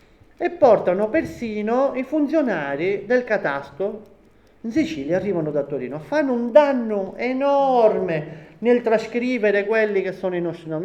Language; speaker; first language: Italian; non-native, local second language; Sicilian